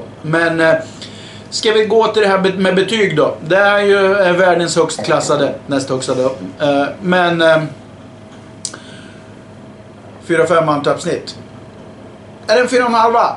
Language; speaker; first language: Swedish; native; Swedish